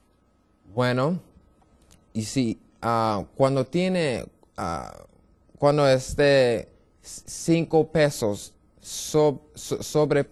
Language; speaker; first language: Spanish; non-native, learner; English